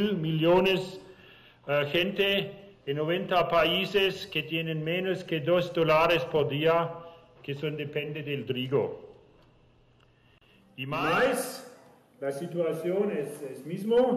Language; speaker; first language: Spanish; non-native, learner; German